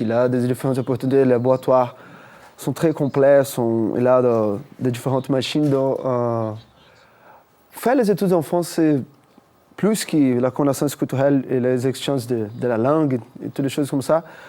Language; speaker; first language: French; non-native, fluent; Portuguese